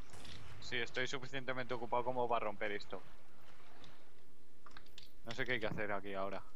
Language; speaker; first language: Spanish; native; Spanish